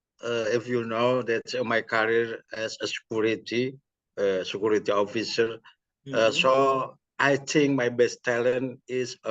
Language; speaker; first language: English; non-native, learner; Indonesian